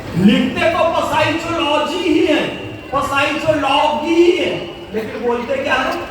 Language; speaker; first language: Hindi; native; Hindi